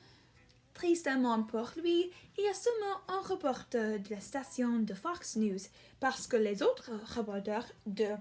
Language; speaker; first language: French; non-native, learner; English